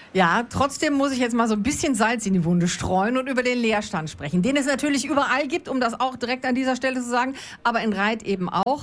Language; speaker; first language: German; native; German